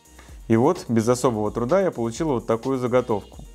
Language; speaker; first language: Russian; native; Russian